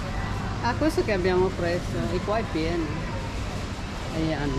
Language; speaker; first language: Italian; non-native, fluent; Filipino